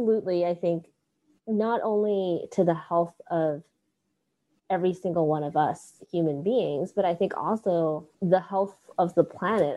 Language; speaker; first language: English; non-native, local second language; Cantonese